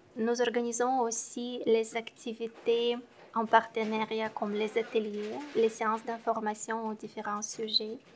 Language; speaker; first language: French; non-native, fluent; Romanian